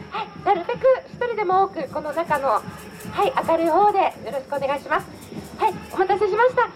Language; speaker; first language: Japanese; native; Japanese